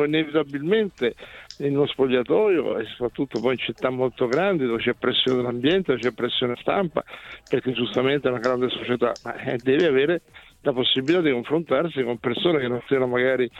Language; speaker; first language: Italian; native; Italian